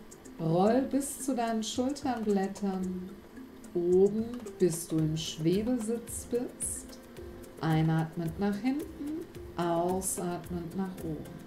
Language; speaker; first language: German; native; German